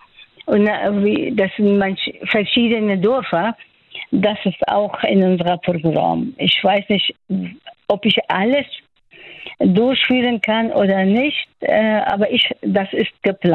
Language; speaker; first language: German; non-native, fluent; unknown